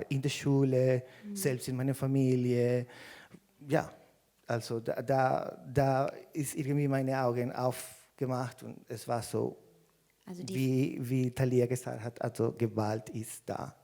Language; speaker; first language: German; non-native, fluent; Spanish